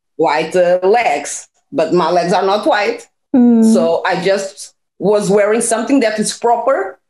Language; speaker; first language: English; non-native, fluent; Portuguese